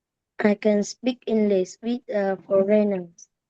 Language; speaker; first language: English; non-native, learner; Vietnamese